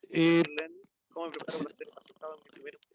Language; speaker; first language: Spanish; native; Spanish